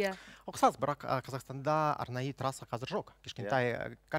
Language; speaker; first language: Kazakh; non-native, local second language; Russian